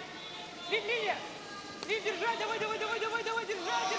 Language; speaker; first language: Russian; native; Russian